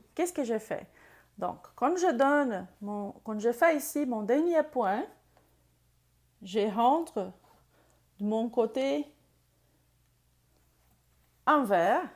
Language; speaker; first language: French; non-native, fluent; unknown